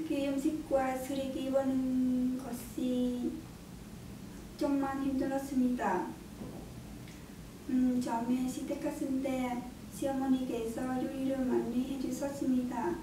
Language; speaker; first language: Korean; non-native, learner; Vietnamese